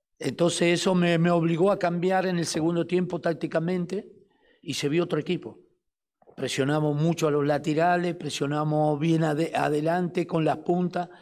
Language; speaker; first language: Spanish; native; Spanish